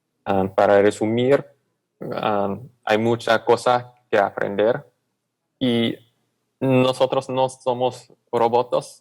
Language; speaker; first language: Spanish; non-native, fluent; English